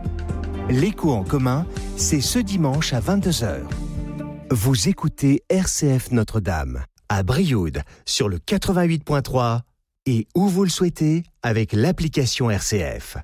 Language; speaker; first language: French; native; French